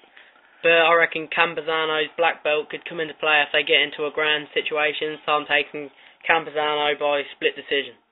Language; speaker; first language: English; native; English